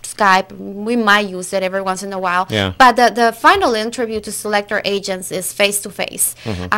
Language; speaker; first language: English; non-native, fluent; Spanish